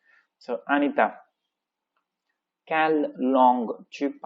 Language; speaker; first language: French; non-native, fluent; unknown